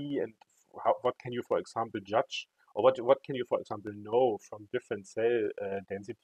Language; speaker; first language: English; non-native, fluent; German